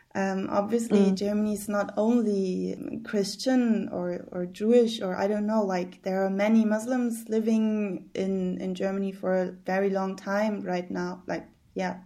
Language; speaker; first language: English; early bilingual, heritage; German